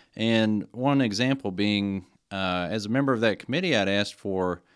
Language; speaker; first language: English; native; English